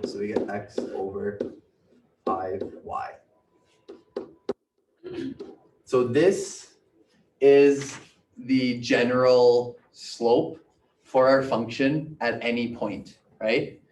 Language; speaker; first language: English; native; English